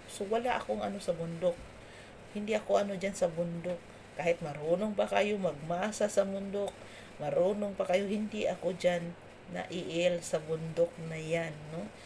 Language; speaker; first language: Filipino; non-native, local second language; Cebuano